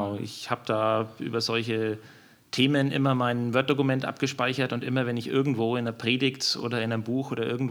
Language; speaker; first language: German; native; German